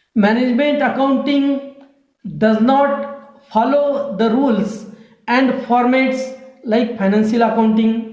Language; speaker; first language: English; non-native, local second language; Marathi